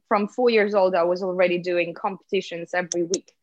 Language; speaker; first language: English; non-native, fluent; Russian